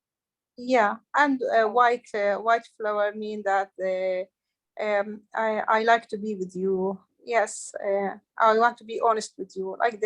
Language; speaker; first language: English; non-native, learner; Arabic